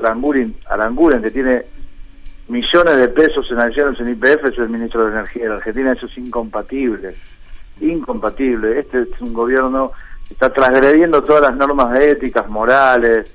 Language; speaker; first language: Spanish; native; Spanish